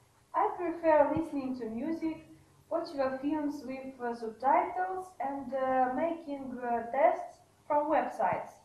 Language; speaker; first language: English; non-native, learner; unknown